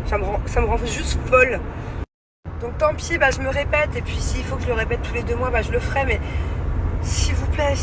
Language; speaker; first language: French; native; French